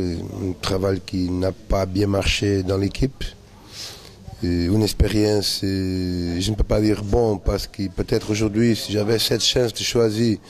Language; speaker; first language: French; non-native, learner; Portuguese